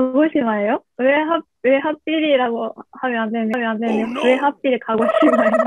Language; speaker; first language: Korean; non-native, learner; Japanese